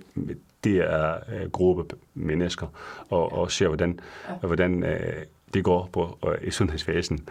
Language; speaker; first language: Danish; non-native, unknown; Arabic